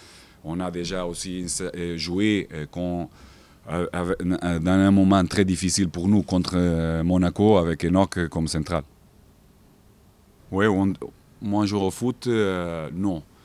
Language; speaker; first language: French; non-native, fluent; Portuguese